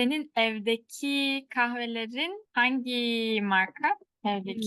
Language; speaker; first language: Turkish; native; Turkish